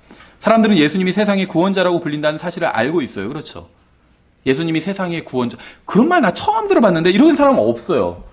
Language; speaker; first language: Korean; native; Korean